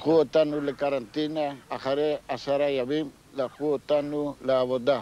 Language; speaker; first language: Hebrew; non-native, fluent; Ladino